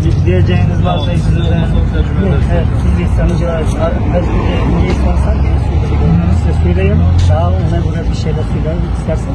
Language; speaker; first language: Turkish; non-native, fluent; Persian